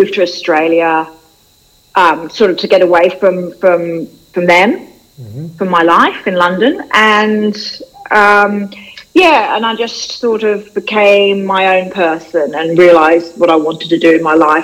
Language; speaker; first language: English; native; English